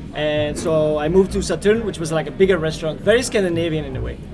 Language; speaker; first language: English; non-native, fluent; Dutch